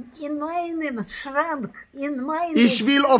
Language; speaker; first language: German; non-native, learner; Russian